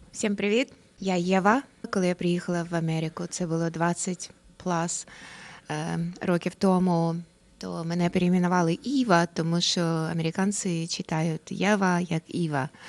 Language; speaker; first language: Ukrainian; non-native, local second language; Russian